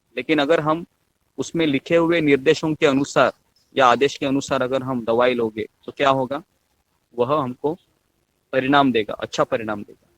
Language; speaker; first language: Hindi; non-native, local second language; Marathi